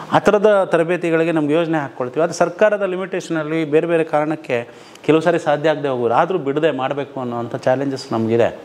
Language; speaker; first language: Kannada; non-native, local second language; Lambadi